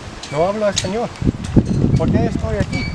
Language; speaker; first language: Spanish; non-native, learner; English